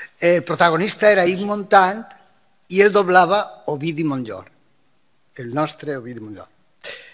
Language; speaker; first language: Catalan; non-native, local second language; Spanish